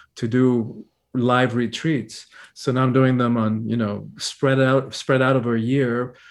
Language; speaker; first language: English; early bilingual, other home language; Spanish